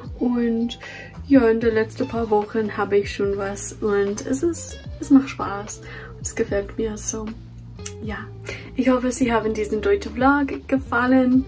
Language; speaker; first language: German; non-native, fluent; English